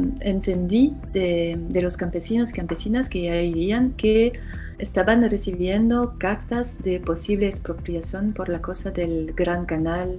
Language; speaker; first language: Spanish; non-native, fluent; French